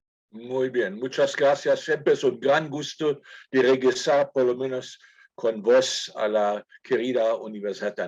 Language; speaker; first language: Spanish; non-native, fluent; German